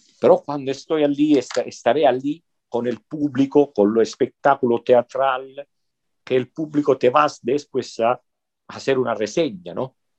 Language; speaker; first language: Spanish; non-native, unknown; Italian